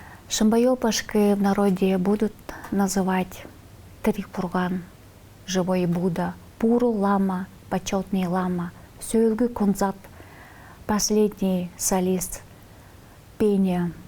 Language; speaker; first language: Russian; non-native, local second language; Tuvinian